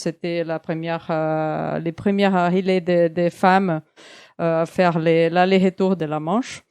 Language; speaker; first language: French; non-native, fluent; Portuguese